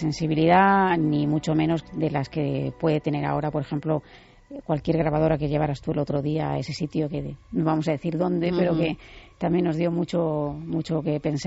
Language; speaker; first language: Spanish; native; Spanish